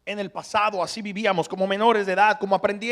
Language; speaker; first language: Spanish; early bilingual, heritage; Spanish